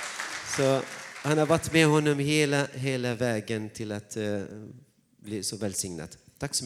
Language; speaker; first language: Swedish; non-native, fluent; Arabic